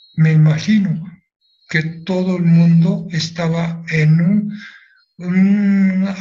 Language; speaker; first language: Spanish; non-native, fluent; Japanese